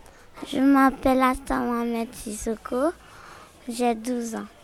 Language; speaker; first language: French; non-native, local second language; Bambara